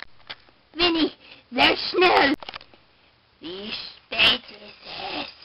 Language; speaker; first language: German; non-native, learner; English